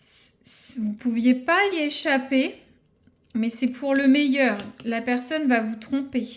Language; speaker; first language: French; native; French